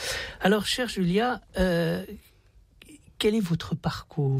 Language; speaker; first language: French; native; French